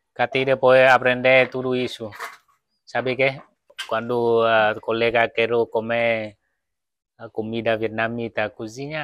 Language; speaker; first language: Spanish; non-native, learner; Vietnamese